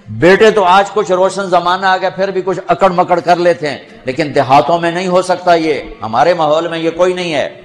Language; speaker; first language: Urdu; non-native, local second language; Punjabi